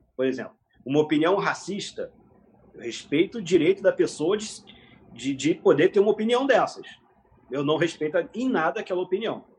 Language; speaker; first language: Portuguese; native; Portuguese